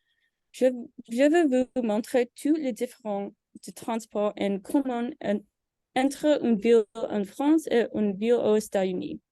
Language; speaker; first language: French; non-native, learner; English